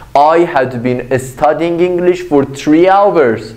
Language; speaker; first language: English; non-native, fluent; Persian